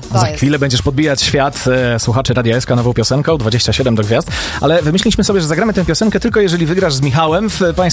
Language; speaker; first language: Polish; native; Polish